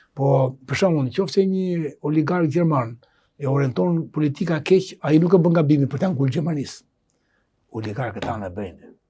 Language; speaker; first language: Albanian; native; Albanian